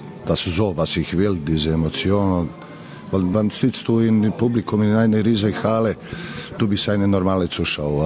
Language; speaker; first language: German; non-native, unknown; Serbian